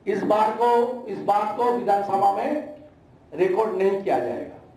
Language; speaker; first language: Hindi; non-native, local second language; Bangla